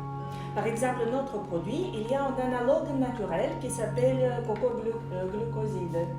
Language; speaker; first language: French; non-native, fluent; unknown